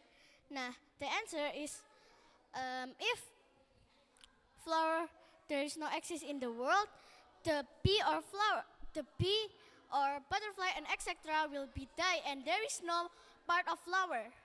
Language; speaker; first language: English; non-native, learner; Indonesian